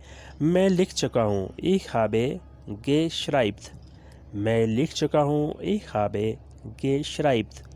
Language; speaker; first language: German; non-native, learner; Urdu